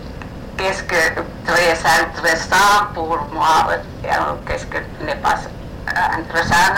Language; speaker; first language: French; non-native, learner; Finnish